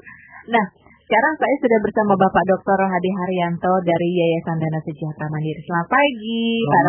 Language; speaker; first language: Indonesian; native; Indonesian